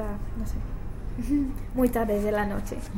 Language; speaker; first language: Spanish; non-native, learner; English